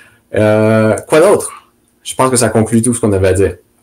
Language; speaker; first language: French; native; French